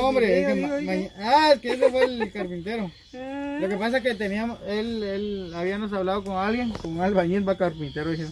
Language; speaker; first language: Spanish; native; Spanish